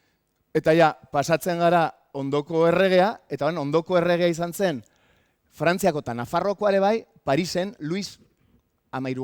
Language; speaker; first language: Basque; native; Basque